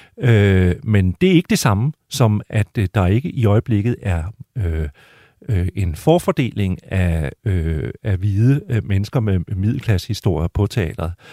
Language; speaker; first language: Danish; native; Danish